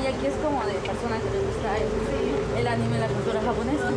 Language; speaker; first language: Spanish; native; Spanish